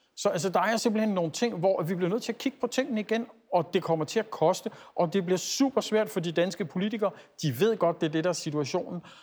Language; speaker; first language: Danish; native; Danish